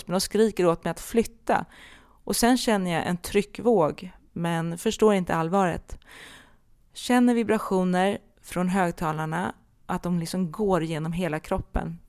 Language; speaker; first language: Swedish; native; Swedish